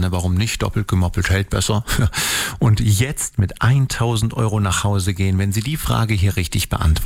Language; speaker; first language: German; native; German